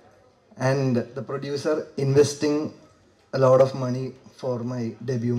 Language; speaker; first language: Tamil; non-native, learner; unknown